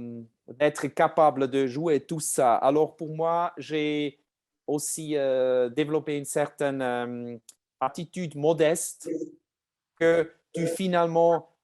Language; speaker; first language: French; non-native, learner; German